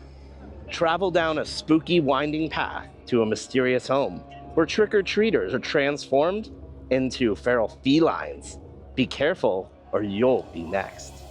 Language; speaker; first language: English; native; English